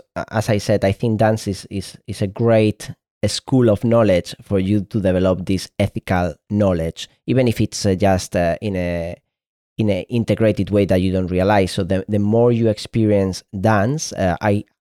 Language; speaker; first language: English; non-native, fluent; Spanish